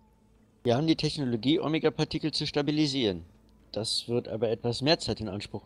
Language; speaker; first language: German; native; German